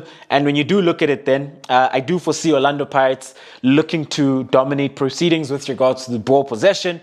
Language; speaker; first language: English; non-native, local second language; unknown